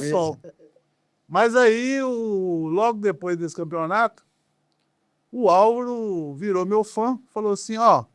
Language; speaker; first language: Portuguese; native; Portuguese